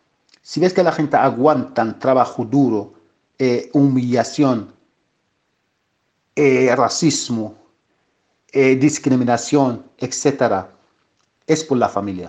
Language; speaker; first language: Spanish; non-native, fluent; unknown